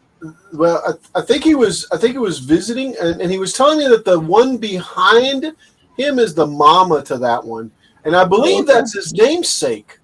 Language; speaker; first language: English; native; English